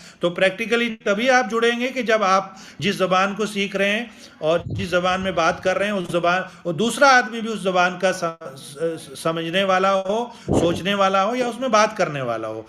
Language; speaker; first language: Urdu; non-native, local second language; Gujari